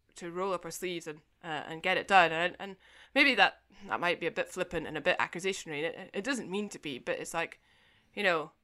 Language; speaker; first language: English; native; English